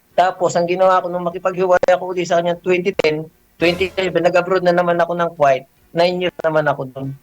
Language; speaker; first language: Filipino; native; Filipino